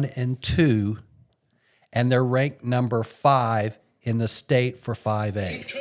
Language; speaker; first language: English; native; English